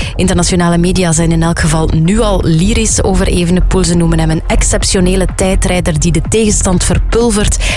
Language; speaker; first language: Dutch; native; Dutch